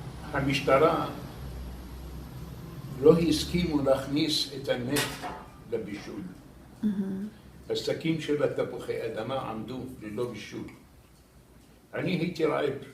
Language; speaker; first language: Hebrew; non-native, fluent; Arabic